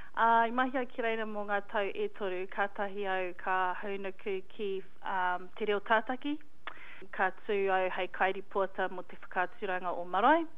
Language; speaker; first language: Māori; non-native, local second language; English